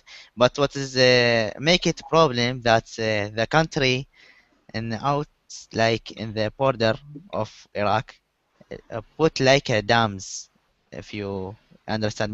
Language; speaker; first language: English; non-native, learner; Arabic